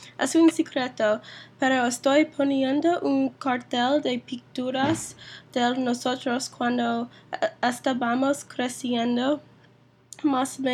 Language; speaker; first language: Spanish; non-native, learner; English